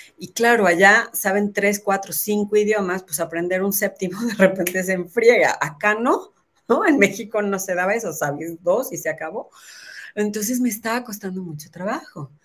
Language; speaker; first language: Spanish; native; Spanish